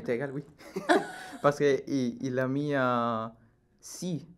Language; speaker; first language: French; non-native, learner; Spanish